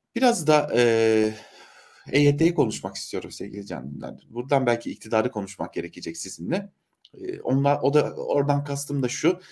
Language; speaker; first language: Turkish; native; Turkish